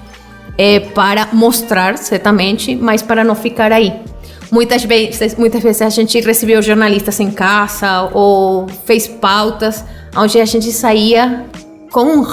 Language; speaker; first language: Portuguese; non-native, fluent; Spanish